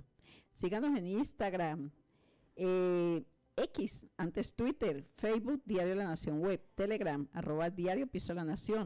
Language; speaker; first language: Spanish; native; Spanish